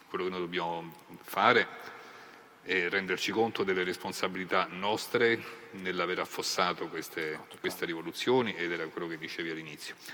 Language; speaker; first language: Italian; native; Italian